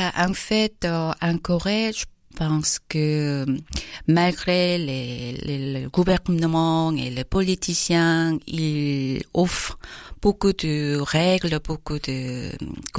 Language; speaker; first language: French; non-native, learner; Korean